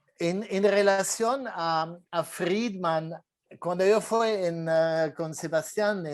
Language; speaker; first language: Spanish; non-native, fluent; French